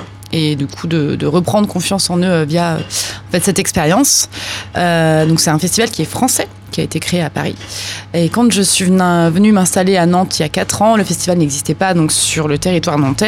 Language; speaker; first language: French; native; French